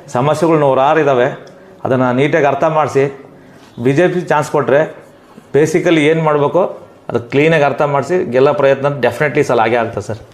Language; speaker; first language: Kannada; native; Kannada